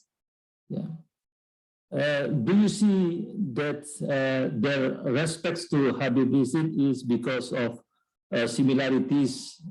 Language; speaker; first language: English; non-native, learner; Indonesian